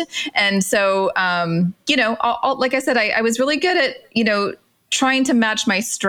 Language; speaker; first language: English; native; English